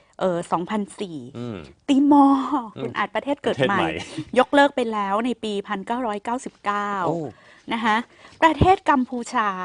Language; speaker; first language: Thai; native; Thai